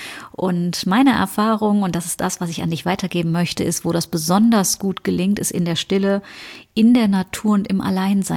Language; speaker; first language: German; native; German